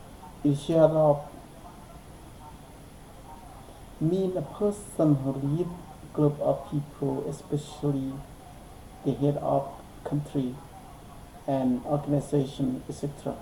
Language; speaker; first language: English; non-native, learner; Thai